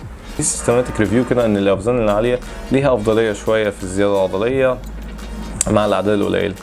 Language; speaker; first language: Arabic; native; Arabic